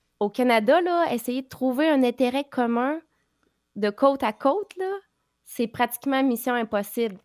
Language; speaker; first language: French; native; French